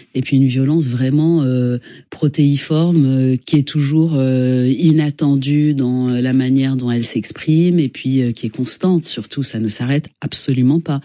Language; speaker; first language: French; non-native, local second language; Arabic